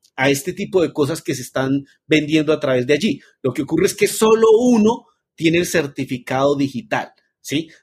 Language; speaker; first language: Spanish; native; Spanish